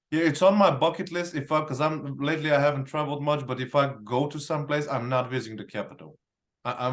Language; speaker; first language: English; non-native, fluent; Bulgarian